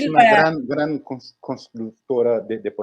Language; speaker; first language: Spanish; non-native, learner; Portuguese